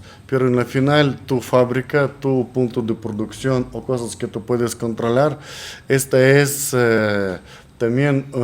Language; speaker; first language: Spanish; non-native, learner; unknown